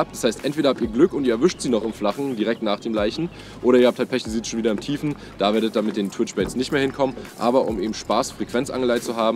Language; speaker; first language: German; native; German